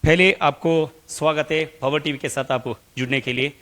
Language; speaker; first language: Hindi; non-native, local second language; Kannada